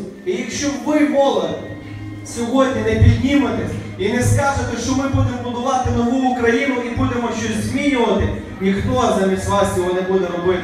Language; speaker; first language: Ukrainian; native; Ukrainian